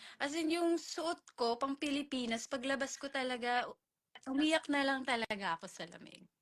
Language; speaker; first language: Filipino; native; Filipino